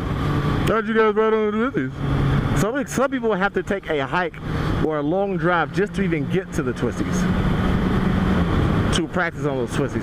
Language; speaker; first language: English; native; English